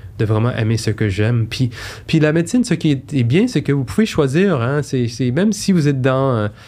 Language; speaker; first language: French; native; French